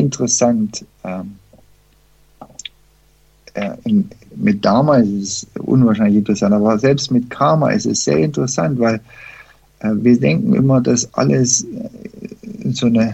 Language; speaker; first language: German; early bilingual, heritage; German